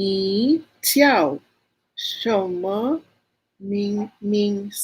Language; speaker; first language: Chinese; non-native, learner; Filipino